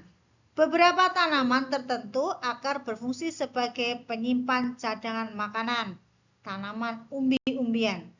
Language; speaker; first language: Indonesian; native; Indonesian